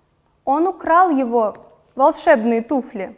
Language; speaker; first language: Russian; non-native, local second language; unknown